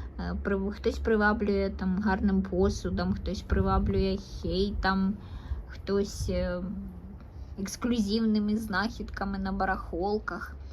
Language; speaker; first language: Ukrainian; non-native, local second language; Russian